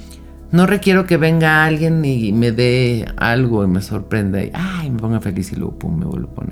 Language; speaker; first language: Spanish; native; Spanish